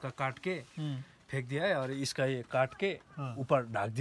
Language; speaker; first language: Hindi; non-native, local second language; Nepali